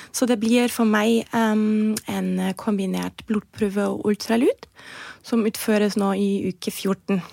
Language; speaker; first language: Norwegian; non-native, fluent; German